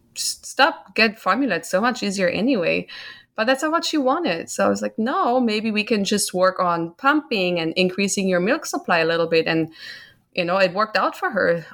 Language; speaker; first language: English; non-native, fluent; German